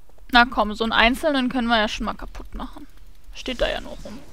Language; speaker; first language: German; native; German